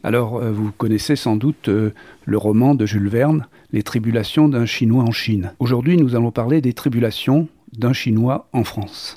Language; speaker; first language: French; native; French